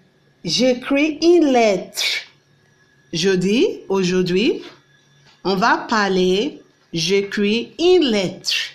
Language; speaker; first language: French; non-native, learner; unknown